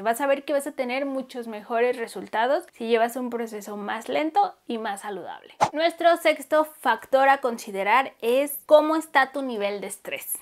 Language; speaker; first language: Spanish; native; Spanish